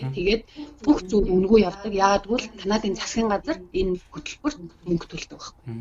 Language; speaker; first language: Mongolian; native; Mongolian